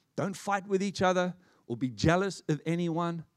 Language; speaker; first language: English; native; English